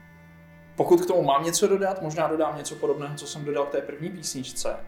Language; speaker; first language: Czech; native; Czech